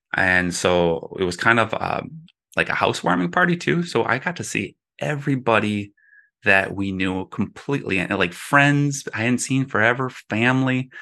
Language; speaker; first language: English; native; English